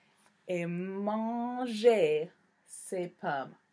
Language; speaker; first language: French; non-native, fluent; English